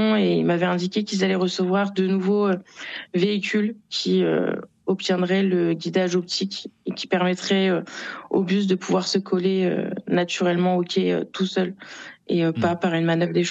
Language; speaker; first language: French; native; French